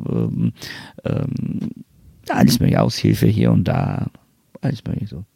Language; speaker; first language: German; non-native, fluent; Bulgarian